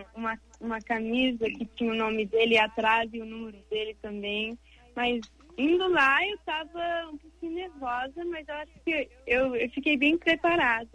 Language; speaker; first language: Portuguese; early bilingual, heritage; English